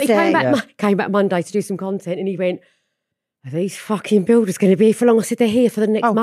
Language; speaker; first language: English; native; English